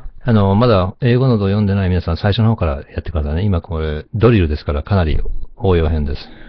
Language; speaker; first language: Japanese; native; Japanese